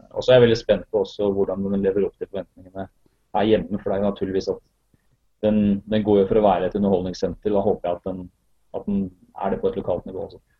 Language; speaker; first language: Norwegian; native; Norwegian